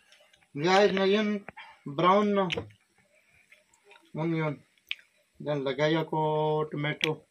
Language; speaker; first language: Filipino; non-native, learner; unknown